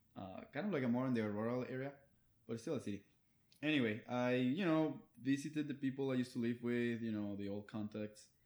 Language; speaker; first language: English; non-native, fluent; Spanish